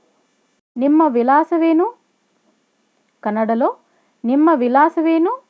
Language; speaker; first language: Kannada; non-native, local second language; Telugu